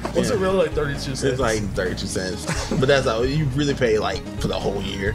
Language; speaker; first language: English; native; English